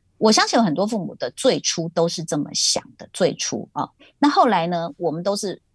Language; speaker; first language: Chinese; native; Chinese